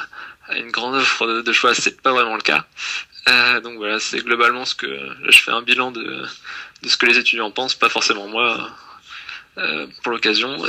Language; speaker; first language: French; native; French